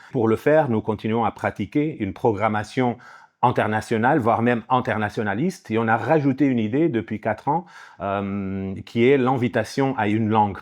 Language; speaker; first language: French; non-native, fluent; Portuguese